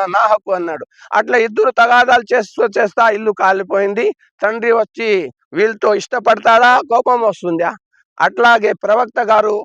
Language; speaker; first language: Telugu; non-native, local second language; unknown